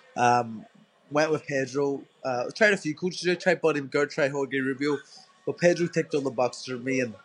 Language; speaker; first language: English; native; English